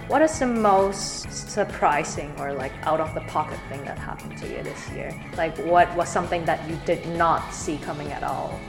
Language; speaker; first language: English; native; English